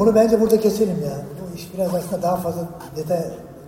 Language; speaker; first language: Turkish; native; Turkish